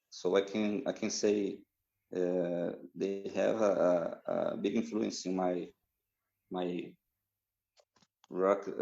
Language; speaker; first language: English; non-native, fluent; Portuguese